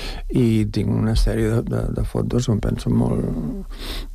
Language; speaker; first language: Catalan; native; Catalan